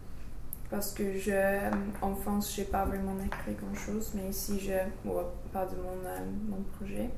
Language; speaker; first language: French; non-native, learner; English